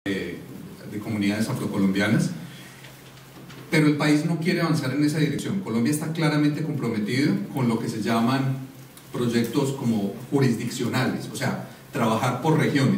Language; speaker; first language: Spanish; native; Spanish